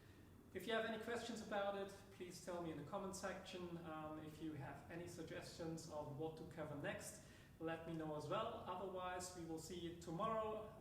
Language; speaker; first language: English; non-native, fluent; German